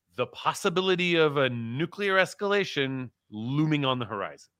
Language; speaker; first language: English; early bilingual, other home language; Turkish